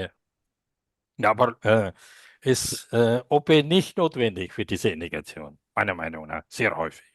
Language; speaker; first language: German; non-native, fluent; Indonesian